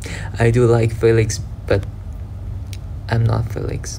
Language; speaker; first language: English; non-native, learner; Thai